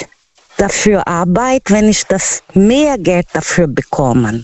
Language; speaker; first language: German; non-native, learner; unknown